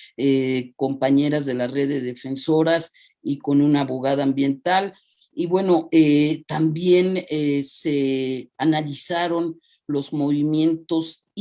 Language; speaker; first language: Spanish; native; Spanish